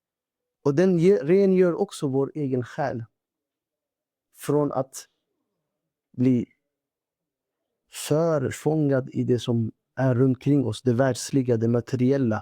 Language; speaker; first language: Swedish; non-native, fluent; Urdu